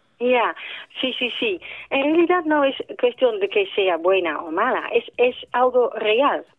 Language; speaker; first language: Spanish; non-native, fluent; Dutch